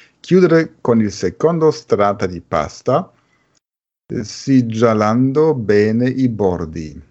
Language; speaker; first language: Italian; non-native, fluent; German